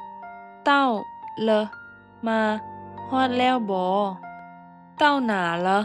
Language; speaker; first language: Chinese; non-native, fluent; Lao